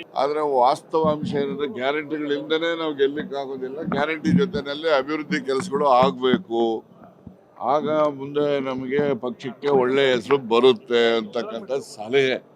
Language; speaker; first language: Kannada; native; Kannada